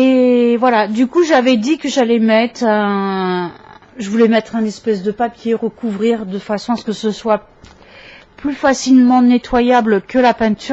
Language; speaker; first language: French; native; French